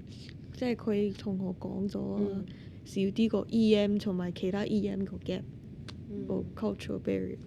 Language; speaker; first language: Cantonese; non-native, fluent; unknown